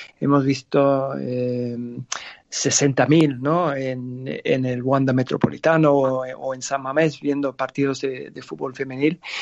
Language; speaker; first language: Spanish; non-native, fluent; English